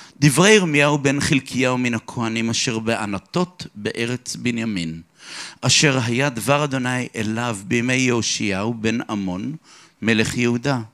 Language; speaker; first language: Hebrew; early bilingual, other home language; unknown